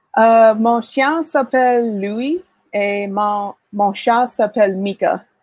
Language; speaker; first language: French; non-native, learner; English